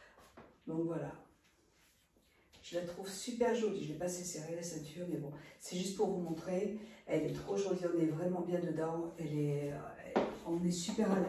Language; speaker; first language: French; native; French